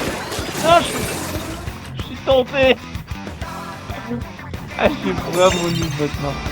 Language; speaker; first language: French; native; French